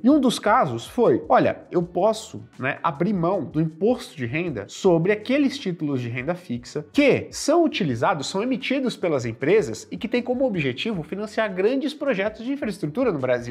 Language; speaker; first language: Portuguese; native; Portuguese